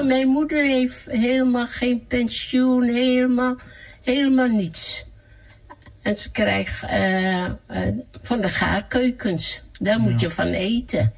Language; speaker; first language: Dutch; early bilingual, other home language; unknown